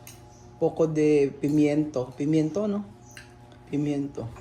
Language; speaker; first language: Spanish; non-native, learner; Filipino